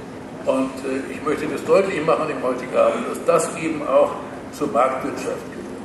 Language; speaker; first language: German; native; German